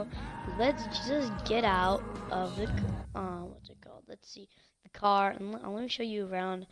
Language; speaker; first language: English; native; English